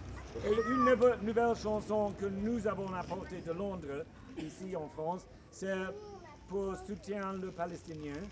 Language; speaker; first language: French; non-native, learner; English